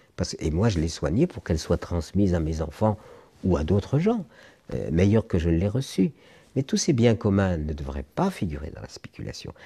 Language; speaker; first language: French; non-native, local second language; Arabic